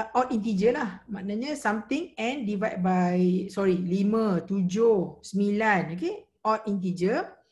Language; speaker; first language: English; non-native, local second language; Malay